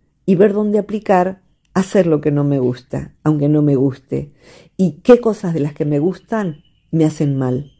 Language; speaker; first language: Spanish; native; Spanish